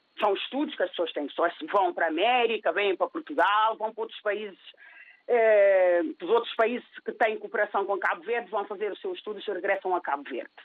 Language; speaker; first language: Portuguese; early bilingual, other home language; Kabuverdianu